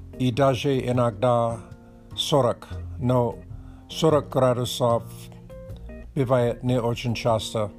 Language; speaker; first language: Russian; non-native, learner; English